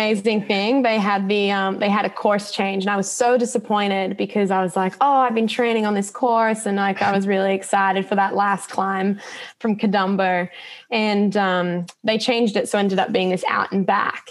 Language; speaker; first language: English; native; English